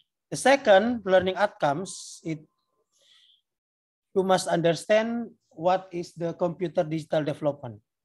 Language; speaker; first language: English; non-native, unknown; Indonesian